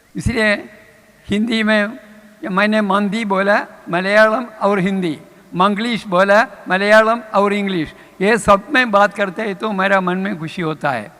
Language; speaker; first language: Hindi; non-native, local second language; Malayalam